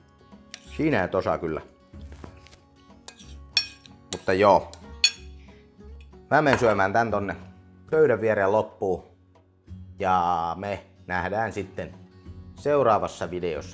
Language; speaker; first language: Finnish; native; Finnish